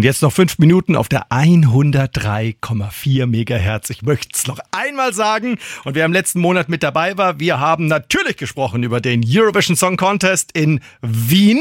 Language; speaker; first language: German; native; German